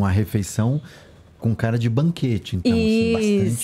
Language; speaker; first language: Portuguese; non-native, learner; Chinese